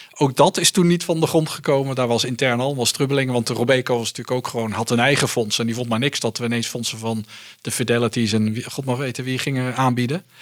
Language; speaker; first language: Dutch; early bilingual, heritage; Dutch